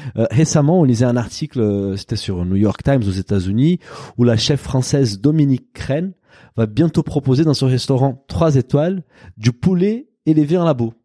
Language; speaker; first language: French; non-native, fluent; Portuguese